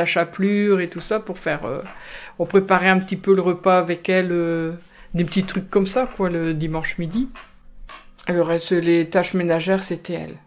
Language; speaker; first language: French; native; French